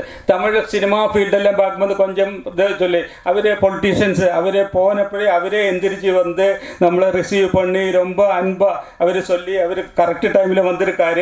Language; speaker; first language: Tamil; non-native, local second language; Malayalam